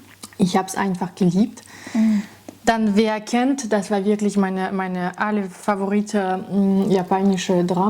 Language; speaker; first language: German; non-native, fluent; Russian